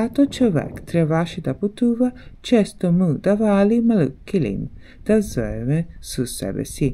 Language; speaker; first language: Bulgarian; non-native, learner; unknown